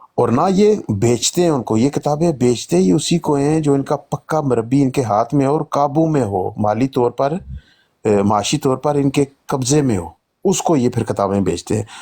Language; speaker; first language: Urdu; non-native, local second language; Punjabi